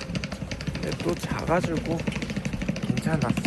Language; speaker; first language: Korean; native; Korean